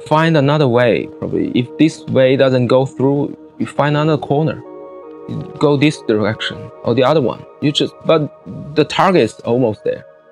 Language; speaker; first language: English; non-native, fluent; Chinese